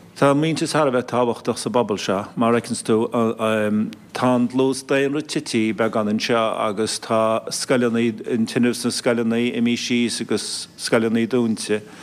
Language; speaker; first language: Irish; native; Irish